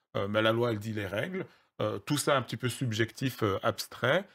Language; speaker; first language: French; native; French